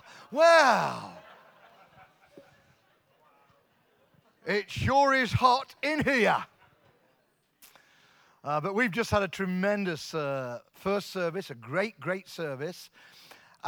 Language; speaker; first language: English; native; English